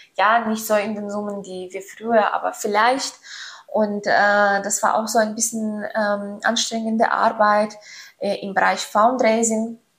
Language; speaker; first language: German; non-native, fluent; Ukrainian